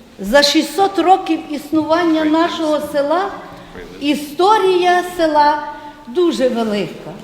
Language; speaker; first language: Ukrainian; native; Ukrainian